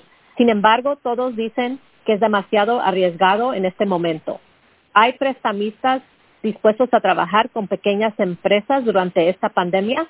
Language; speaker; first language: Spanish; early bilingual, heritage; Spanish